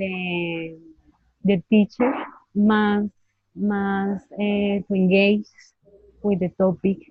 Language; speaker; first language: English; non-native, learner; Spanish